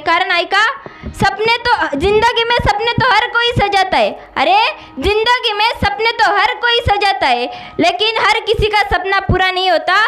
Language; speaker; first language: Hindi; non-native, local second language; Marathi